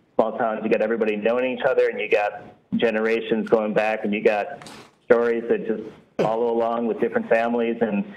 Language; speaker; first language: English; native; English